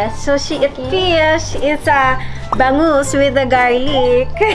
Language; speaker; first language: English; non-native, local second language; Filipino